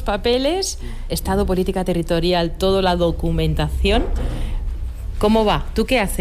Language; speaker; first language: Spanish; native; Spanish